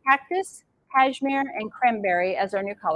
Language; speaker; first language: English; native; English